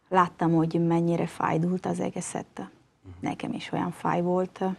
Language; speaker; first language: Hungarian; non-native, learner; Italian